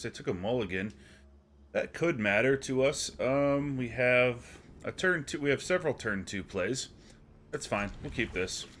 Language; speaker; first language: English; native; English